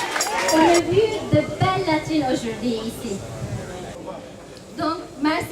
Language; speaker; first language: French; non-native, learner; English